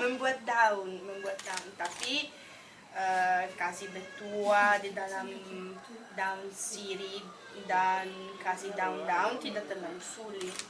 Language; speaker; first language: Indonesian; non-native, learner; Italian